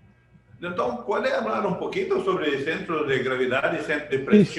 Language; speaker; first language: Portuguese; non-native, learner; Spanish